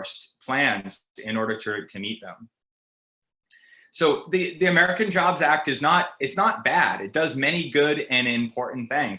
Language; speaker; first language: English; native; English